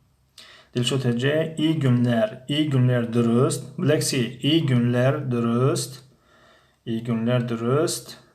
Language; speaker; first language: Turkish; non-native, fluent; Tajik